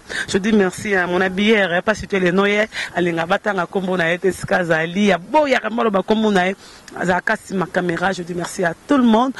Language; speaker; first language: French; non-native, local second language; Lingala